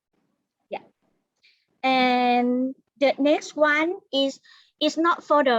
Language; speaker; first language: English; non-native, learner; Thai